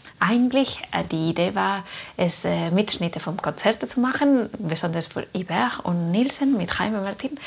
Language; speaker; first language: German; non-native, fluent; Spanish